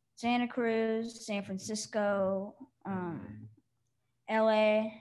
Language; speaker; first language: English; native; English